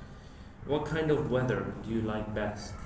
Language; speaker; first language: English; non-native, fluent; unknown